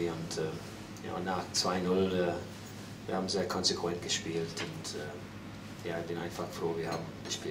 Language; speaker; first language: German; non-native, learner; English